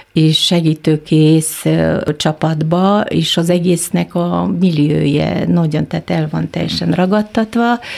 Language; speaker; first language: Hungarian; non-native, fluent; Kyrgyz